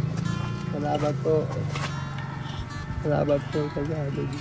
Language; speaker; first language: Filipino; non-native, local second language; Bikol